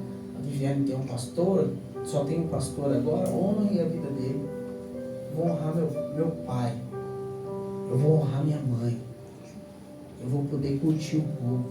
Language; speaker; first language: Portuguese; native; Portuguese